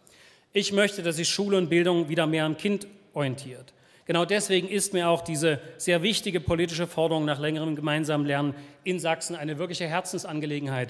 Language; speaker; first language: German; native; German